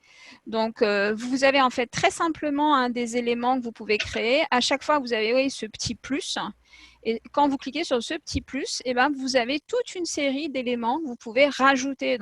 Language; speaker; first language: French; native; French